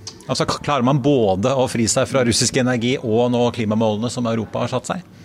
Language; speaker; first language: Norwegian; native; Norwegian